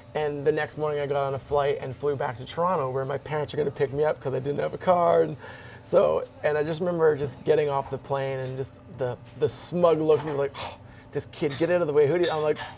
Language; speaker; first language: English; native; English